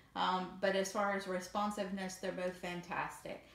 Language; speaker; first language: English; native; English